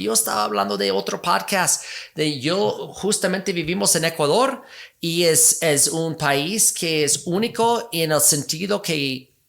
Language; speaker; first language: Spanish; non-native, fluent; English